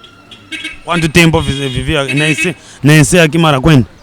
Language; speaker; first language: Portuguese; non-native, learner; Kinyarwanda